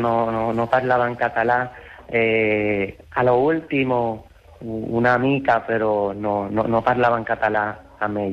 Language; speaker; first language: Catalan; non-native, learner; Spanish